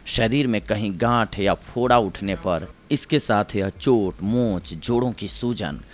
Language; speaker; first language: Hindi; native; Hindi